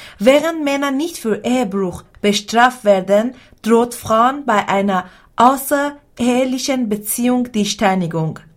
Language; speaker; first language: German; non-native, fluent; Persian